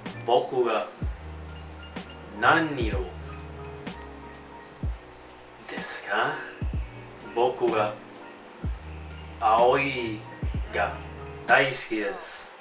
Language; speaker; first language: Japanese; non-native, learner; English